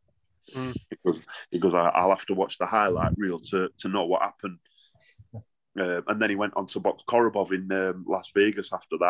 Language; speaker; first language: English; native; English